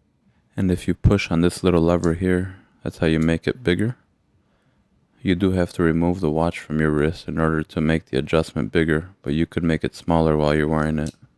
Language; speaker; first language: English; native; English